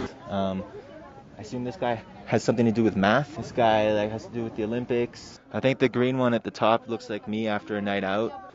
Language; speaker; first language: English; native; English